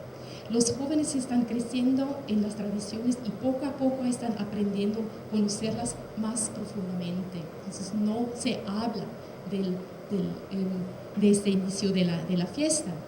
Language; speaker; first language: Spanish; non-native, fluent; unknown